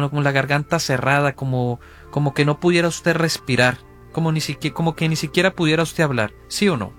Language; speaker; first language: Spanish; native; Spanish